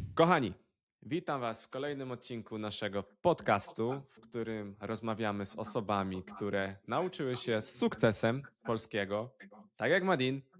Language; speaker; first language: Polish; native; Polish